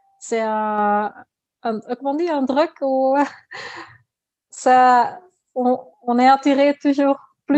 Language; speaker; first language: French; non-native, learner; Dutch